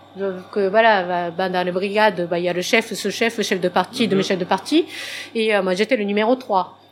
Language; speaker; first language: French; non-native, fluent; Japanese